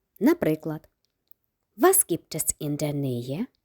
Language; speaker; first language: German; non-native, fluent; Ukrainian